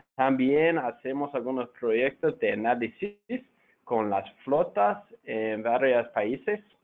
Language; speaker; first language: Spanish; non-native, fluent; English